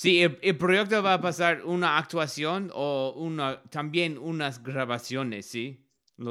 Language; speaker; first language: Spanish; non-native, learner; English